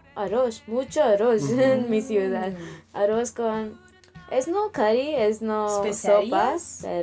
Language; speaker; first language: Spanish; non-native, learner; Telugu